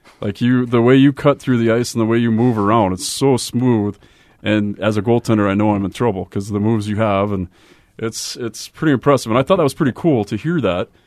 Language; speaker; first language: English; native; English